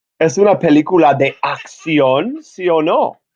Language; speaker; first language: Spanish; non-native, fluent; English